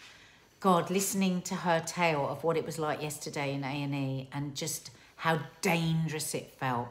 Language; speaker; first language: English; native; English